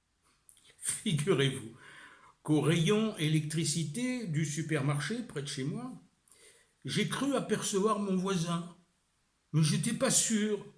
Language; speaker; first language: French; native; French